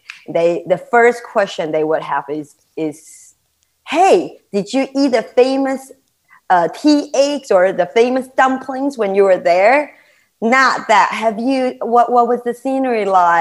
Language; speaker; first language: English; non-native, fluent; Chinese